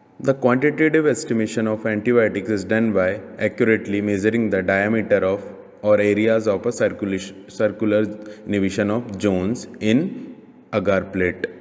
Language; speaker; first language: English; non-native, local second language; Hindi